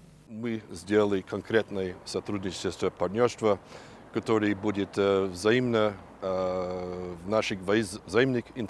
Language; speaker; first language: Russian; non-native, fluent; English